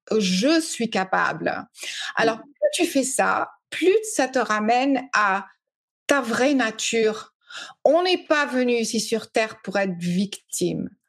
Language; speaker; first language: French; early bilingual, other home language; English